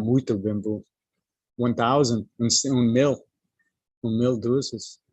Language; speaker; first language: Portuguese; non-native, learner; English